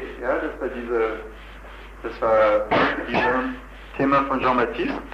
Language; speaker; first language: German; non-native, fluent; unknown